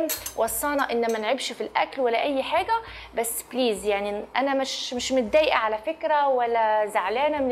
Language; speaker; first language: Arabic; native; Arabic